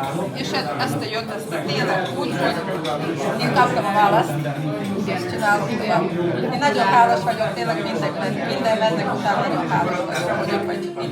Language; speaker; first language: Hungarian; non-native, learner; Russian